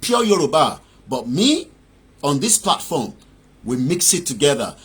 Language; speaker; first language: English; non-native, local second language; Yoruba